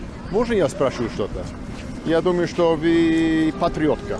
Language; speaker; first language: Russian; non-native, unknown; English